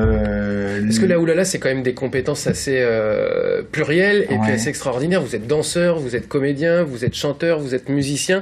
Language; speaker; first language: French; native; French